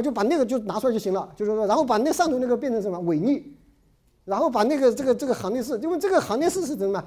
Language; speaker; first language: Chinese; native; Chinese